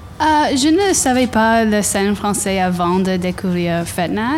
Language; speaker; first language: French; non-native, learner; English